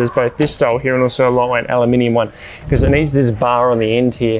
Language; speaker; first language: English; native; English